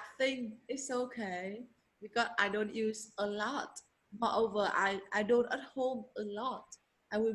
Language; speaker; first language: English; non-native, learner; Vietnamese